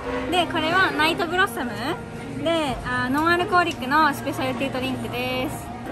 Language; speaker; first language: Japanese; native; Japanese